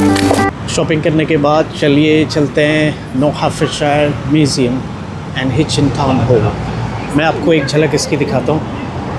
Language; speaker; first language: Hindi; native; Hindi